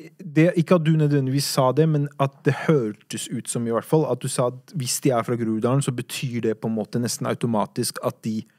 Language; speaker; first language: Norwegian; early bilingual, other home language; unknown